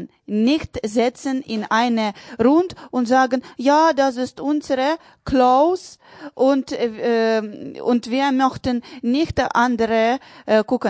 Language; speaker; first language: German; non-native, learner; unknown